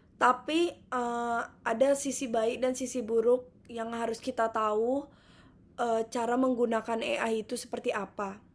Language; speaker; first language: Indonesian; native; Indonesian